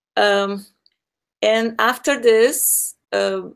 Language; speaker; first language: English; non-native, fluent; Portuguese